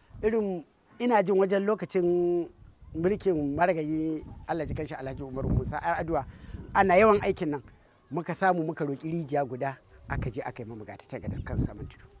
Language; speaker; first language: Hausa; native; Hausa